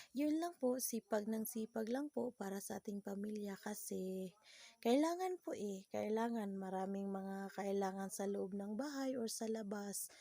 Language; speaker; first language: Filipino; non-native, local second language; Cebuano